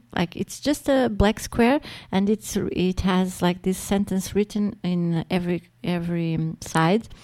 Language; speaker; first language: English; non-native, fluent; Portuguese